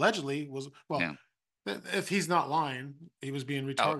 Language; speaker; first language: English; native; English